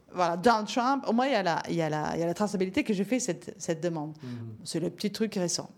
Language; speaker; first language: French; non-native, fluent; Norwegian